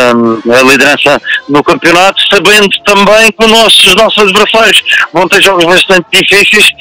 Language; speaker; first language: Portuguese; native; Portuguese